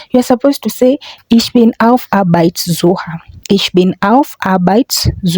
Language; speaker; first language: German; non-native, fluent; English